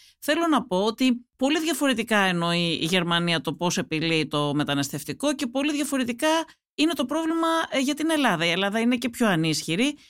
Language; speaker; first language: Greek; native; Greek